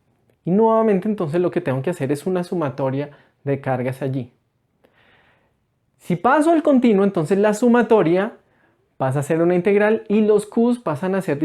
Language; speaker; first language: Spanish; native; Spanish